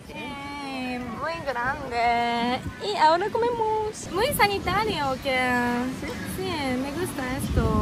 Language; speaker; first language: Spanish; non-native, fluent; Japanese